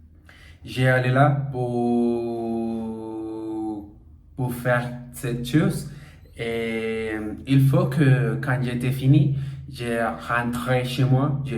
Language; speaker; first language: French; non-native, learner; Portuguese